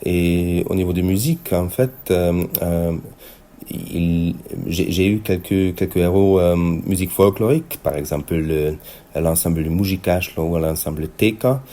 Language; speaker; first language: French; non-native, fluent; Hungarian